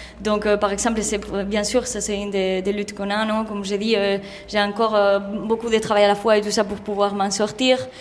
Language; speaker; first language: French; non-native, fluent; Spanish